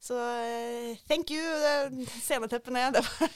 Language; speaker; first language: Norwegian; native; Norwegian